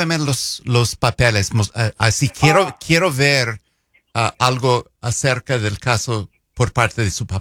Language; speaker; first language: Spanish; non-native, fluent; English